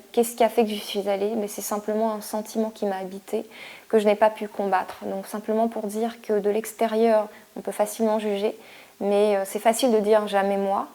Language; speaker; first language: French; native; French